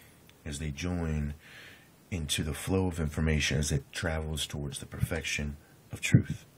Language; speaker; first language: English; native; English